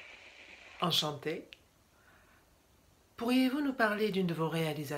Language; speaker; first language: French; native; French